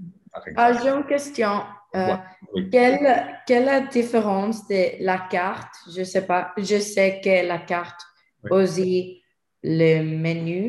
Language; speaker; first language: French; non-native, learner; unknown